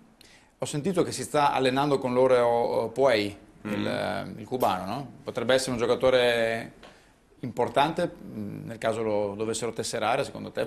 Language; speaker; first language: Italian; native; Italian